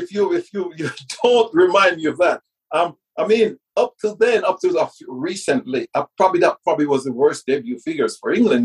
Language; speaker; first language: English; early bilingual, other home language; Jamaican Creole English